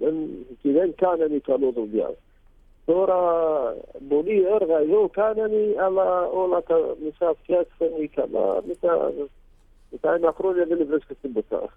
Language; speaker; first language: Greek; non-native, learner; Arabic